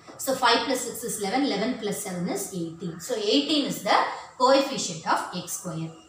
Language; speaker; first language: English; non-native, local second language; Tamil